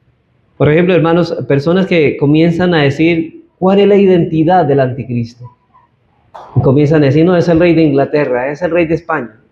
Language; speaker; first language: Spanish; native; Spanish